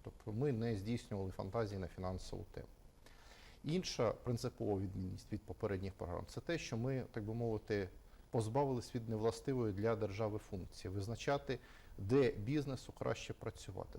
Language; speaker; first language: Ukrainian; native; Ukrainian